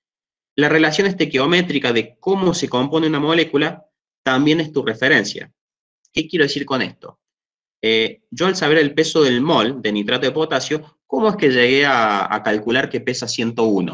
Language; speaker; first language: Spanish; native; Spanish